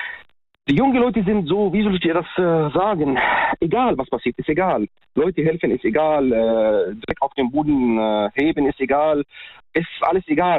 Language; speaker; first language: German; non-native, learner; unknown